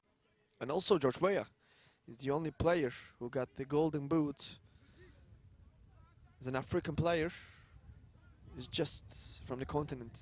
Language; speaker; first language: English; non-native, fluent; Turkish